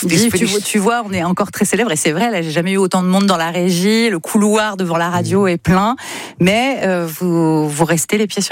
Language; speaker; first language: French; native; French